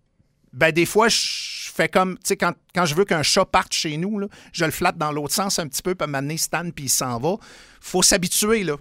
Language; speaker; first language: French; native; French